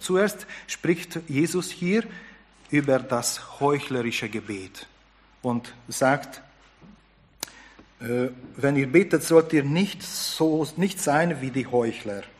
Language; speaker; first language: German; non-native, fluent; Hungarian